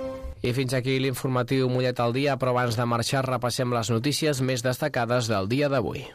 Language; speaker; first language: Catalan; native; Catalan